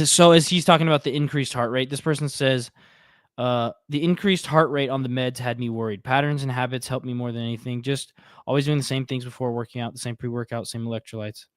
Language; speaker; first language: English; native; English